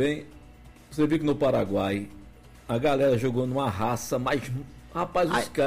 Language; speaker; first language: Portuguese; native; Portuguese